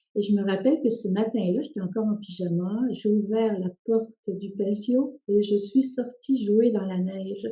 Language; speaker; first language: French; early bilingual, other home language; Spanish